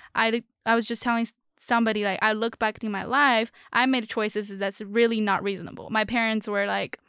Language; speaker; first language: English; non-native, fluent; Chinese